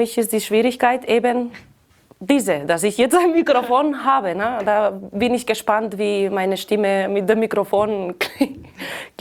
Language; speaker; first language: German; non-native, fluent; Catalan